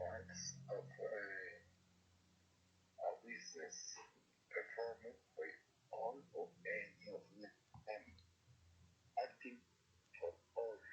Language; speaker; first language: English; non-native, learner; Spanish